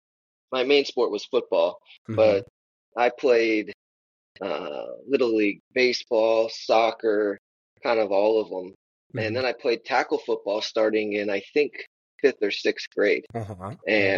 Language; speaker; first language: English; native; English